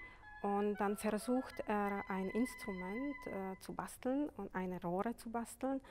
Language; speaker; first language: German; non-native, fluent; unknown